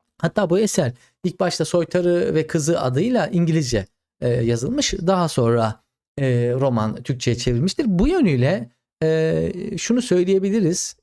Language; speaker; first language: Turkish; native; Turkish